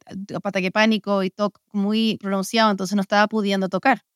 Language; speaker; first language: Spanish; early bilingual, heritage; Spanish